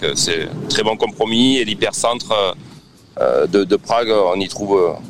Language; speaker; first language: French; native; French